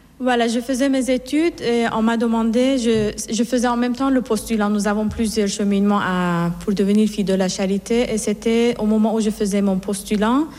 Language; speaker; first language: French; non-native, fluent; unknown